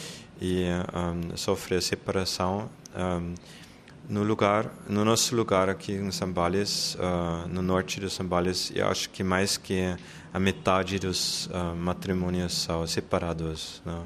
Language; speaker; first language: Portuguese; non-native, fluent; German